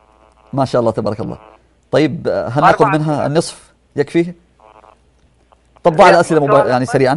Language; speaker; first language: Arabic; native; Arabic